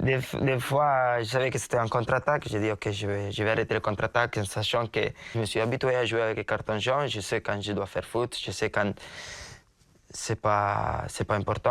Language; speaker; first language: French; non-native, fluent; Portuguese